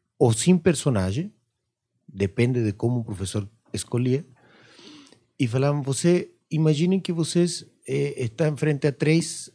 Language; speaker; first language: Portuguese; non-native, fluent; Spanish